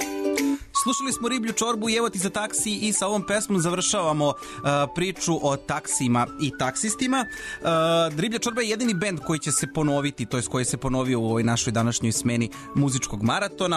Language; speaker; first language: Serbian; native; Serbian